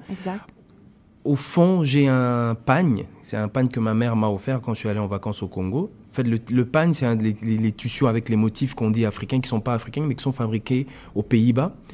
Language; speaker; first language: French; non-native, local second language; Lingala